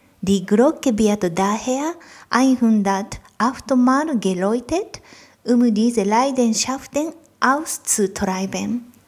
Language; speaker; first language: German; non-native, fluent; Japanese